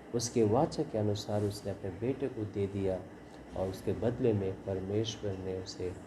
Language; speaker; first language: Hindi; non-native, local second language; Kannada